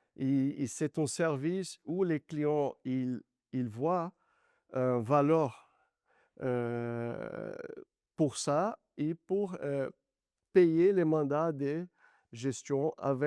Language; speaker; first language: French; non-native, fluent; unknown